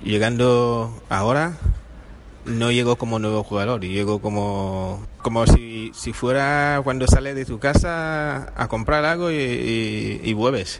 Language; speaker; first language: Spanish; non-native, fluent; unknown